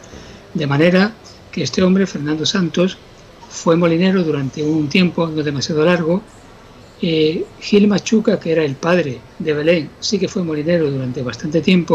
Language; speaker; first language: Spanish; native; Spanish